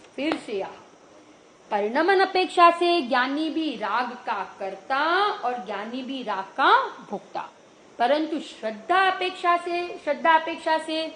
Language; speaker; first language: Hindi; non-native, local second language; Gujarati